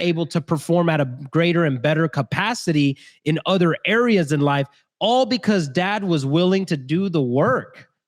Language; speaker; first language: English; native; English